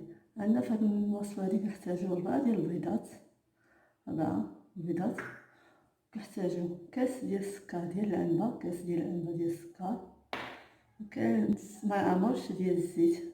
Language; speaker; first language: Arabic; native; Arabic